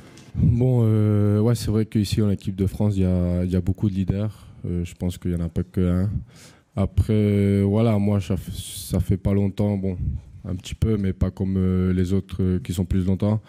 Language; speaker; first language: French; non-native, fluent; Spanish